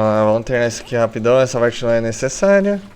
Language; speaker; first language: Portuguese; native; Portuguese